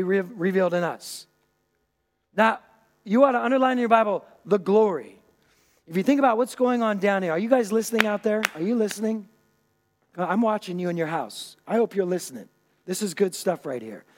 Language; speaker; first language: English; native; English